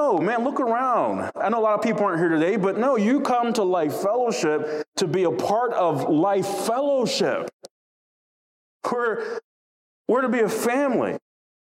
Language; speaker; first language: English; native; English